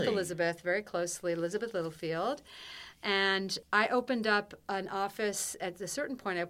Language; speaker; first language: English; native; English